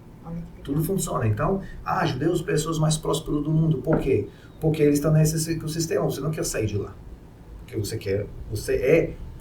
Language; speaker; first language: Portuguese; non-native, fluent; Hebrew